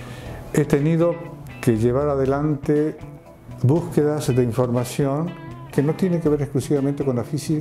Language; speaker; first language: Spanish; native; Spanish